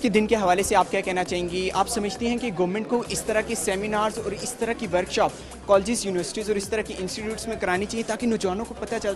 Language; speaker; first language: Urdu; native; Urdu